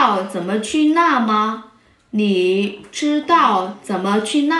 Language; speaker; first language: Chinese; non-native, fluent; Vietnamese